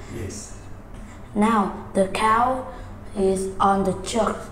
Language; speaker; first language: English; non-native, learner; Vietnamese